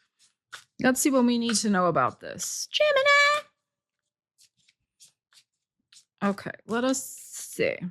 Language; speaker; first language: English; native; English